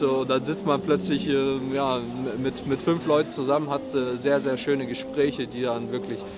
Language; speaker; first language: German; native; German